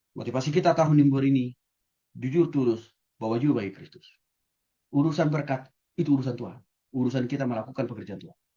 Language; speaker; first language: Indonesian; non-native, local second language; Batak Toba